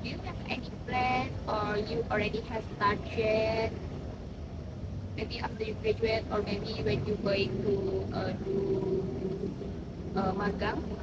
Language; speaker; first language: English; non-native, learner; Indonesian